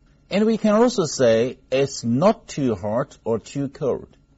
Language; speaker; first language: English; non-native, fluent; Chinese